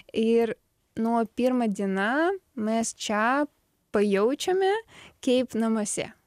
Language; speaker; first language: Lithuanian; non-native, learner; Ukrainian